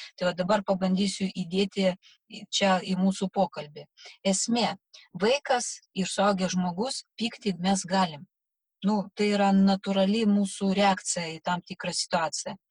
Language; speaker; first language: Lithuanian; non-native, local second language; Russian